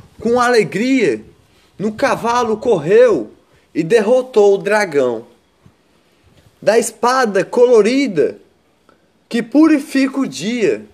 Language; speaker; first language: Portuguese; native; Portuguese